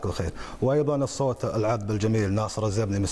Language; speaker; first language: Arabic; native; Arabic